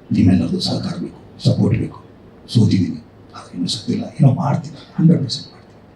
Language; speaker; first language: Kannada; native; Kannada